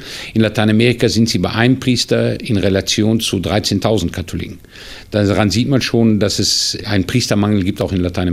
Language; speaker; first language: German; native; German